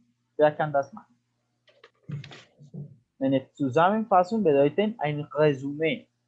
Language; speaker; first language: German; non-native, fluent; Spanish